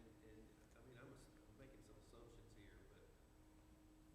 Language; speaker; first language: English; native; English